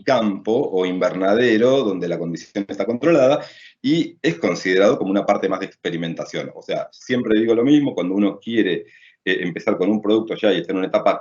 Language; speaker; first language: Spanish; native; Spanish